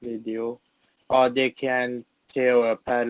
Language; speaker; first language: English; non-native, learner; Thai